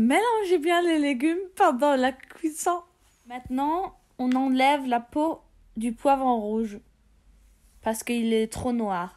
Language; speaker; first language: French; non-native, fluent; English